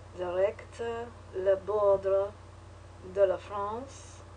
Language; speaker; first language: French; non-native, learner; English